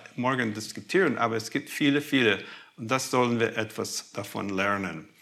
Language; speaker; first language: German; non-native, fluent; English